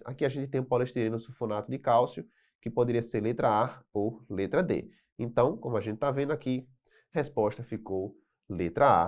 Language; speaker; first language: Portuguese; native; Portuguese